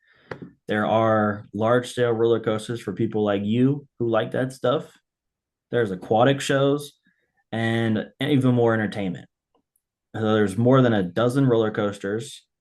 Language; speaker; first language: English; native; English